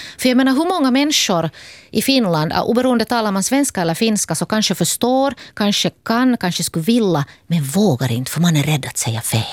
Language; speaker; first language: Swedish; native; Swedish